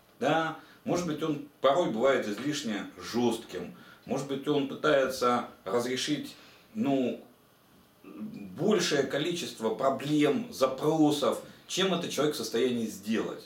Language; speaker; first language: Russian; native; Russian